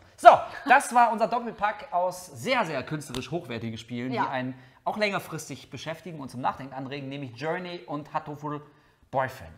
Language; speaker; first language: German; native; German